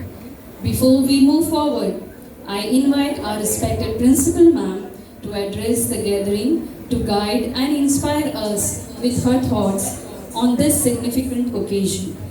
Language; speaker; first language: English; non-native, local second language; Marathi